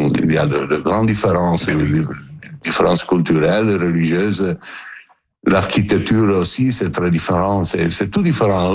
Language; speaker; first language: French; non-native, learner; Italian